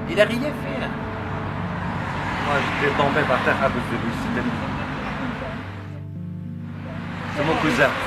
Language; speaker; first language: French; non-native, learner; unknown